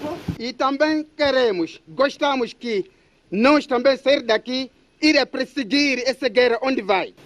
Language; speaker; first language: Portuguese; non-native, local second language; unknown